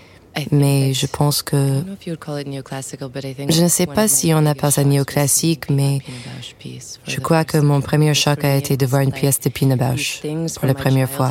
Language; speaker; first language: French; non-native, fluent; English